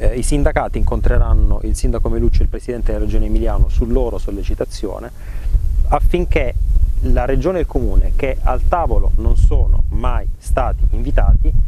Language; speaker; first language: Italian; native; Italian